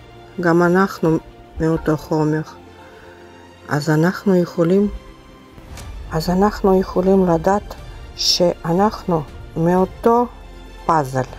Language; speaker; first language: Hebrew; non-native, learner; Russian